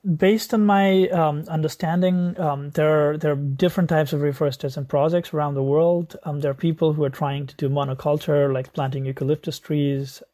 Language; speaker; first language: English; non-native, local second language; Nepali